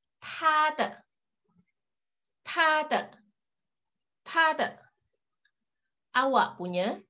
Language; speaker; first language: Chinese; non-native, local second language; Malay